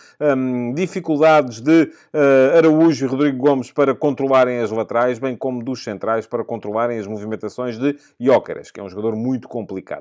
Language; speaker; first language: Portuguese; native; Portuguese